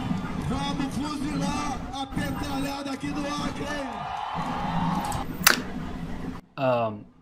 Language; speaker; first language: Portuguese; native; Portuguese